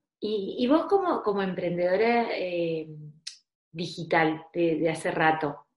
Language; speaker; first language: Spanish; native; Spanish